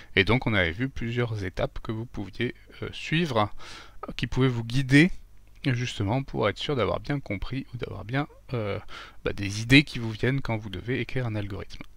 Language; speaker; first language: French; native; French